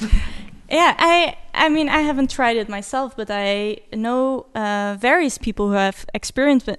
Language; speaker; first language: English; non-native, fluent; Dutch